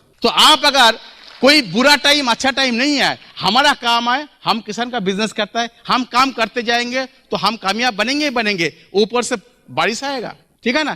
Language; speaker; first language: Hindi; non-native, local second language; Bangla